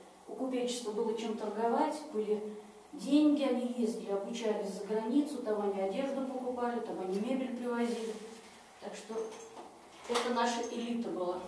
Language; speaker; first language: Russian; native; Russian